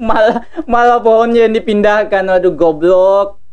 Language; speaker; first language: Indonesian; native; Indonesian